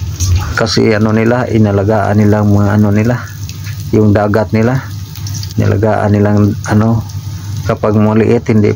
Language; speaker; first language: Filipino; non-native, local second language; Cebuano